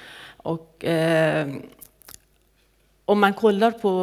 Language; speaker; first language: Swedish; non-native, fluent; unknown